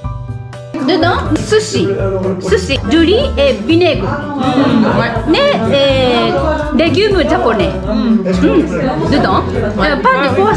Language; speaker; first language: French; non-native, learner; Japanese